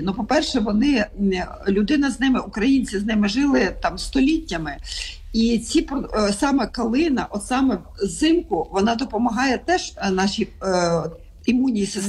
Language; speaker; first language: Ukrainian; native; Ukrainian